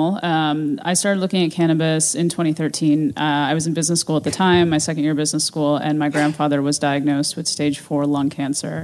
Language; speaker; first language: English; native; English